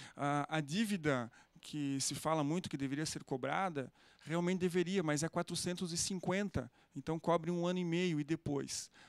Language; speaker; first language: Portuguese; native; Portuguese